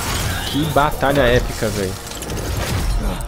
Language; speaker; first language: Portuguese; native; Portuguese